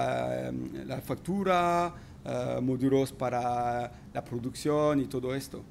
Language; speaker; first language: Spanish; non-native, fluent; French